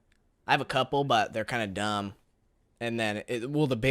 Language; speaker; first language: English; native; English